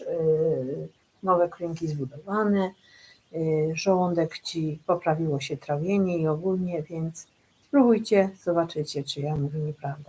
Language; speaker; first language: Polish; native; Polish